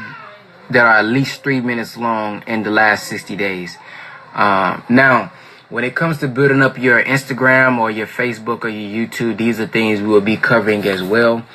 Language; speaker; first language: English; native; English